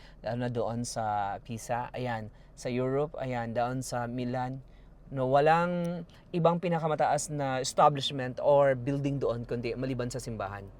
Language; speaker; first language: Filipino; non-native, local second language; Cebuano